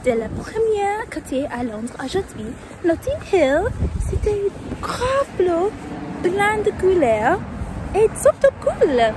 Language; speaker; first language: French; non-native, learner; English